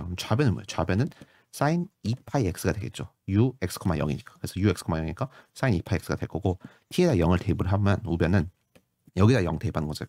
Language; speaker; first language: Korean; native; Korean